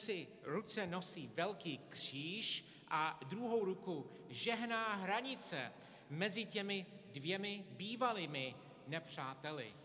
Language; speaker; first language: Czech; non-native, fluent; English